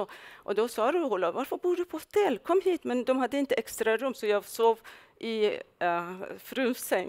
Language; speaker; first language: Swedish; non-native, fluent; Persian